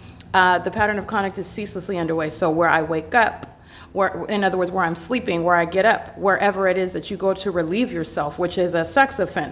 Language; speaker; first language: English; native; English